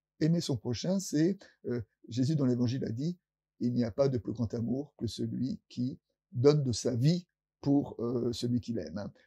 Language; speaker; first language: French; native; French